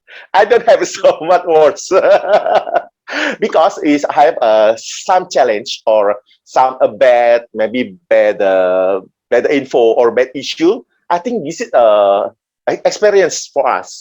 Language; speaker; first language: English; non-native, learner; Indonesian